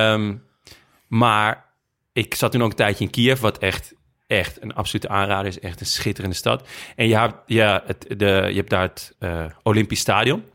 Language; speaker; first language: Dutch; native; Dutch